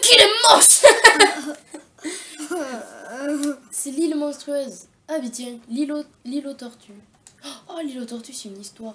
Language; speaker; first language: French; native; French